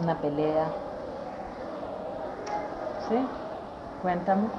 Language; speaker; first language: Spanish; native; Spanish